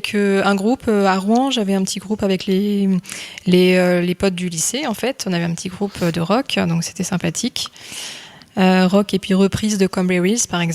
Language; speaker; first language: French; native; French